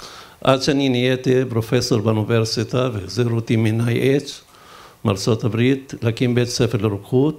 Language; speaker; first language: Hebrew; non-native, local second language; Arabic